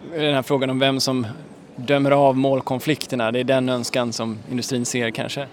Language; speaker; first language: Swedish; native; Swedish